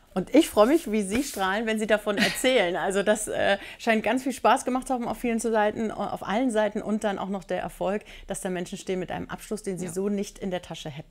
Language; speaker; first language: German; native; German